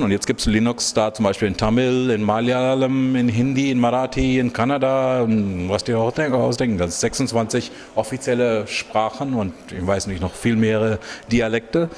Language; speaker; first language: German; non-native, fluent; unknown